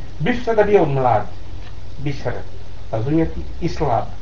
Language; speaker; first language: Bosnian; non-native, learner; Arabic